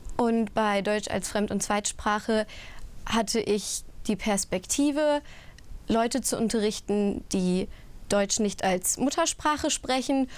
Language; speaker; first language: German; native; German